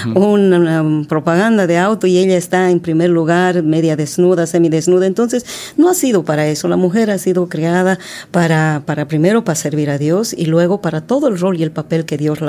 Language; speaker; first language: Spanish; native; Spanish